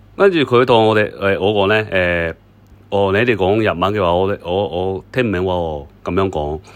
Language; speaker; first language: Cantonese; non-native, learner; Japanese